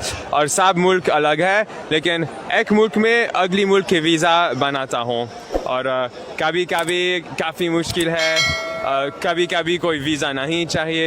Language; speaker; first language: Hindi; non-native, learner; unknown